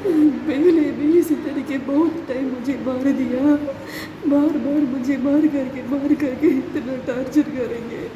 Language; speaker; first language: Hindi; non-native, local second language; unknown